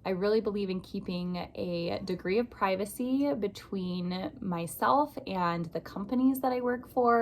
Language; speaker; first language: English; native; English